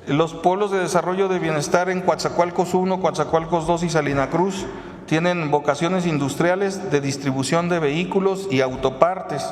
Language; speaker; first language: Spanish; native; Spanish